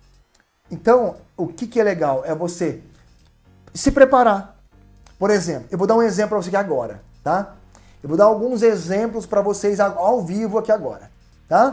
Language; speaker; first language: Portuguese; native; Portuguese